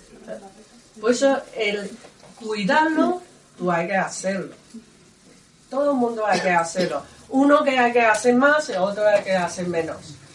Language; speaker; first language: Spanish; non-native, learner; Chinese